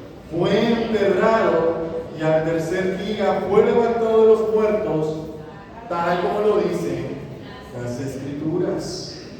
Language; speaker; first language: Spanish; native; Spanish